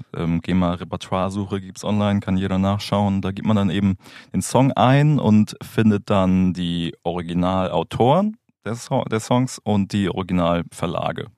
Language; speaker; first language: German; native; German